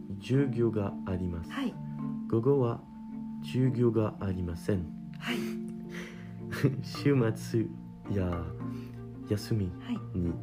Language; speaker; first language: Japanese; non-native, learner; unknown